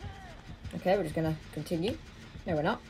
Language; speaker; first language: English; native; English